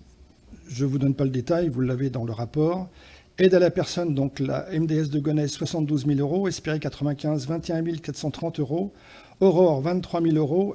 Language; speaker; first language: French; native; French